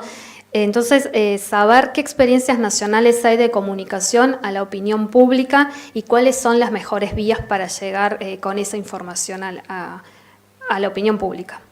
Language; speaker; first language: Spanish; native; Spanish